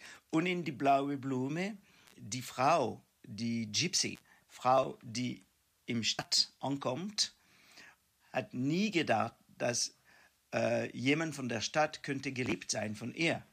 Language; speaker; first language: German; non-native, fluent; French